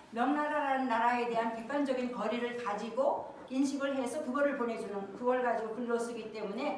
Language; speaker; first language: Korean; native; Korean